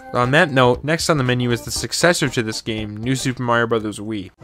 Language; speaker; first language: English; native; English